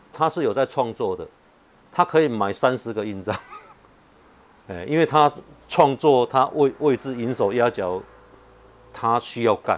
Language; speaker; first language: Chinese; non-native, local second language; Min Nan Chinese